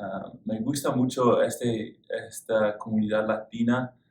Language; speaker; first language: Spanish; non-native, fluent; English